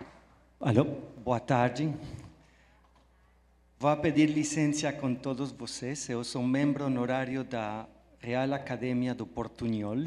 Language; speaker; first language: Portuguese; non-native, fluent; Spanish